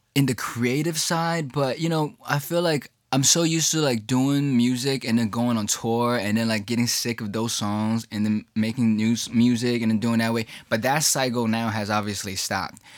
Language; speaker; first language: English; early bilingual, other home language; Chinese